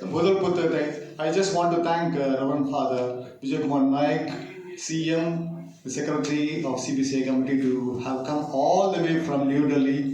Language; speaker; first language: English; non-native, local second language; Tamil